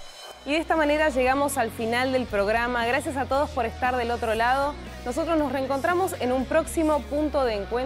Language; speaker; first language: Spanish; native; Spanish